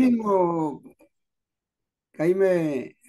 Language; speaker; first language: Spanish; native; Spanish